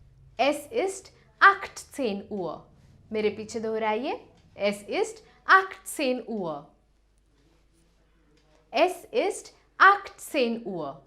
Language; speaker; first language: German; non-native, fluent; Hindi